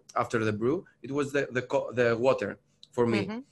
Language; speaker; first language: English; non-native, learner; Greek